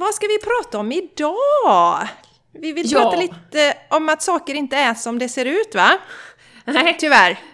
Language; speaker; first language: Swedish; native; Swedish